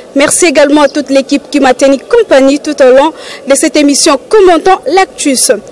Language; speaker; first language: French; non-native, local second language; Lingala